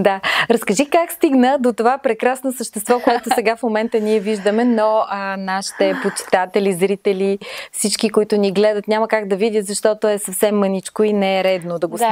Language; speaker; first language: Bulgarian; native; Bulgarian